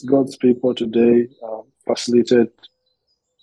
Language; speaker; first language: English; non-native, local second language; Nyanja